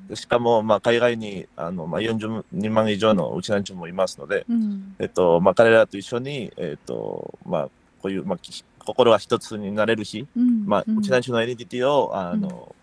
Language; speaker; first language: Japanese; non-native, fluent; Spanish